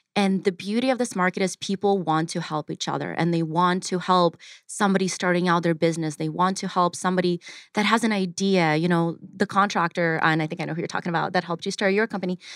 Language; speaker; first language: English; early bilingual, other home language; Ukrainian